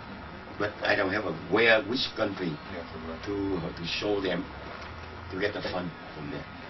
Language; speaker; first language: English; non-native, learner; Vietnamese